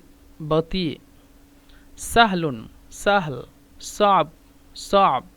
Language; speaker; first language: Arabic; non-native, fluent; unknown